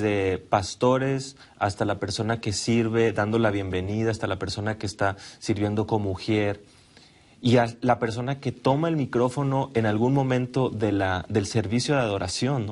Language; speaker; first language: Spanish; native; Spanish